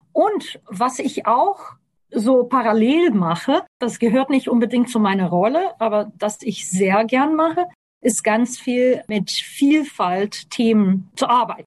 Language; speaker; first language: German; non-native, fluent; Portuguese